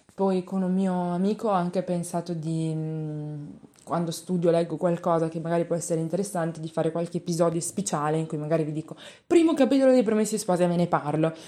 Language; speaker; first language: Italian; native; Italian